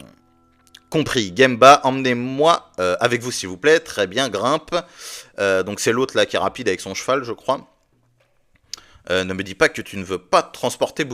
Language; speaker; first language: French; native; French